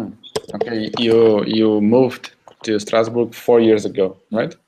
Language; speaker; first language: English; non-native, fluent; Russian